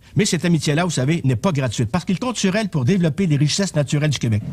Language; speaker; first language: French; native; French